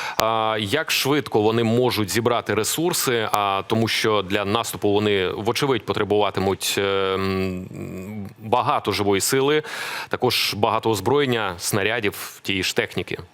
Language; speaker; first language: Ukrainian; native; Ukrainian